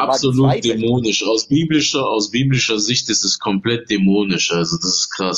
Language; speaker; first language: German; native; German